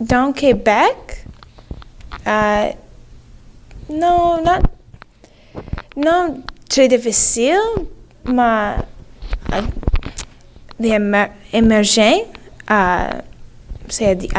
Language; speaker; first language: French; non-native, learner; English